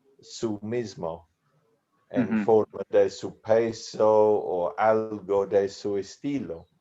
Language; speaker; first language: Spanish; non-native, learner; English